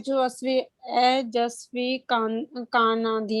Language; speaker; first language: French; non-native, learner; Hindi